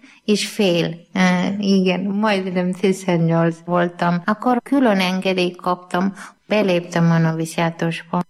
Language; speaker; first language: Hungarian; non-native, learner; Malayalam